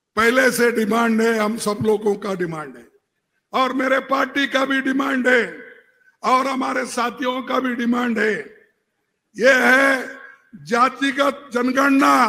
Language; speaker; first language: Hindi; non-native, local second language; Kannada